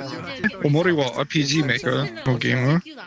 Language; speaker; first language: Japanese; non-native, learner; English